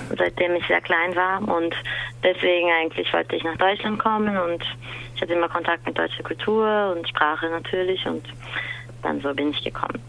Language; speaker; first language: German; non-native, fluent; Portuguese